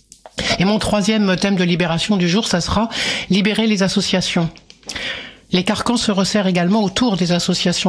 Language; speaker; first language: French; native; French